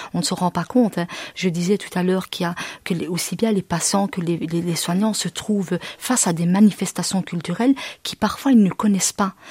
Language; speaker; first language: French; early bilingual, other home language; Arabic